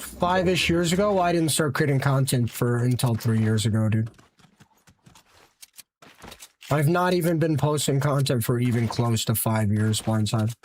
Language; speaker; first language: English; native; English